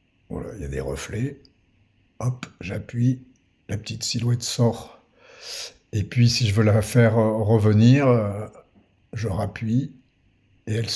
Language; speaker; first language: French; native; French